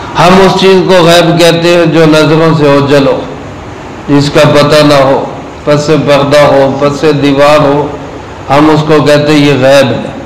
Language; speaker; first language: Urdu; non-native, local second language; Punjabi